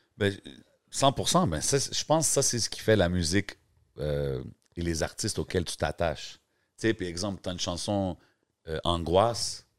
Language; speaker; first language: French; native; French